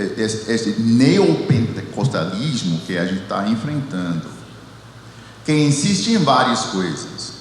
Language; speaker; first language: Portuguese; non-native, fluent; English